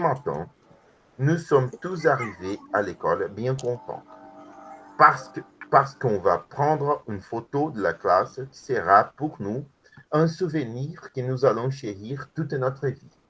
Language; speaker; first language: French; non-native, learner; Portuguese